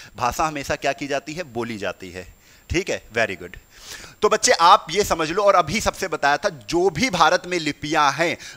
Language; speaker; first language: Hindi; native; Hindi